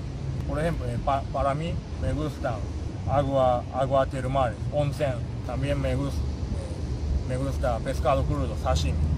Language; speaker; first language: Spanish; non-native, fluent; Japanese